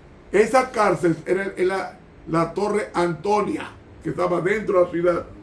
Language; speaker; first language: Spanish; native; Spanish